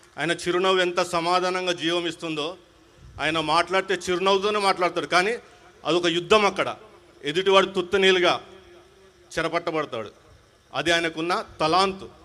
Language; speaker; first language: Telugu; non-native, local second language; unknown